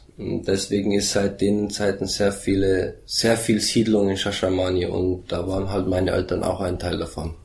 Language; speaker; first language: German; early bilingual, heritage; German